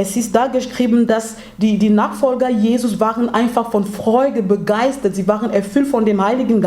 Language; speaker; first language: German; non-native, learner; French